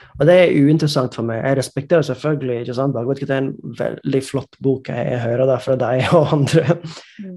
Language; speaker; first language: Norwegian; non-native, fluent; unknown